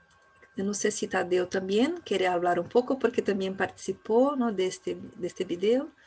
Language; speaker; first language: Portuguese; non-native, learner; Spanish